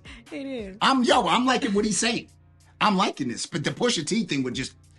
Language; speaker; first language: English; native; English